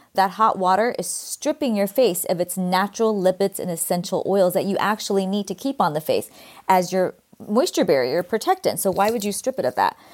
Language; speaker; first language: English; native; English